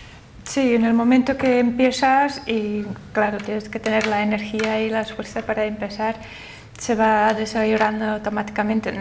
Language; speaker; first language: Spanish; non-native, fluent; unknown